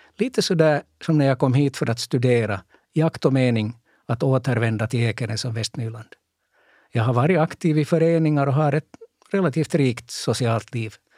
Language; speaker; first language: Swedish; native; Swedish